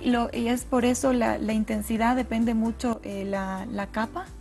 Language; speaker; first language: Spanish; native; Spanish